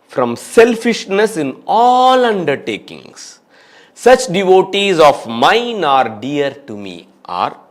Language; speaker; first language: English; non-native, local second language; Tamil